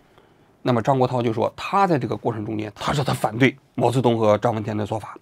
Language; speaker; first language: Chinese; native; Chinese